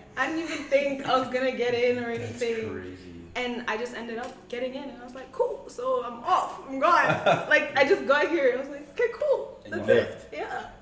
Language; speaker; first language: English; non-native, local second language; Tswana